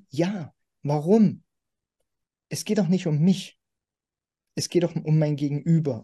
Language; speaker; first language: German; native; German